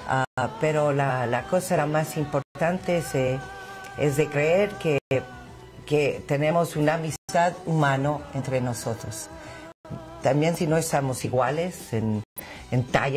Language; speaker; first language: Spanish; non-native, fluent; English